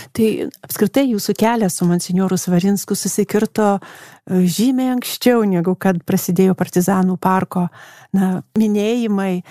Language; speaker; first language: Lithuanian; native; Lithuanian